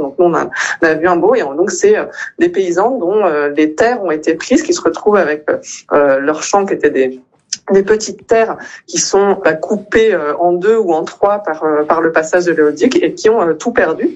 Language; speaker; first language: French; native; French